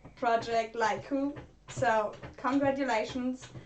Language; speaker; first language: English; non-native, fluent; German